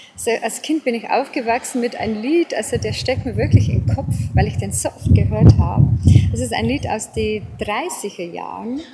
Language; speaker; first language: German; non-native, fluent; English